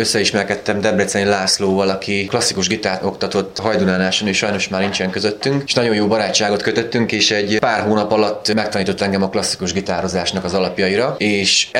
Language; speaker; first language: Hungarian; native; Hungarian